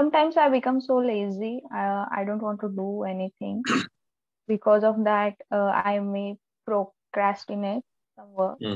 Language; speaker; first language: English; non-native, local second language; Marathi